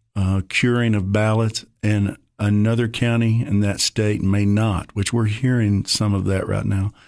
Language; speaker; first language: English; native; English